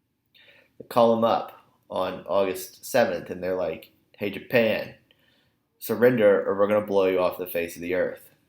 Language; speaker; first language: English; native; English